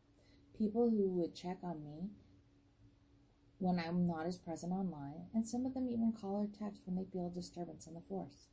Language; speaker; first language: English; native; English